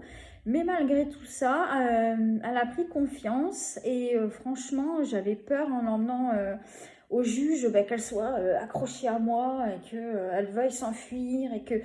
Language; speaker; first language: French; native; French